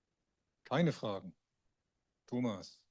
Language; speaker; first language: German; native; German